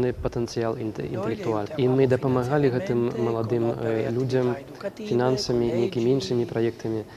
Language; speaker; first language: Belarusian; non-native, fluent; Italian